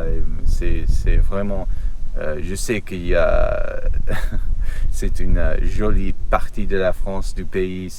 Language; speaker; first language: French; non-native, learner; English